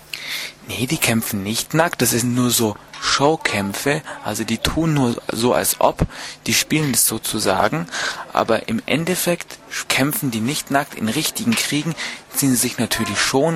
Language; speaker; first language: German; native; German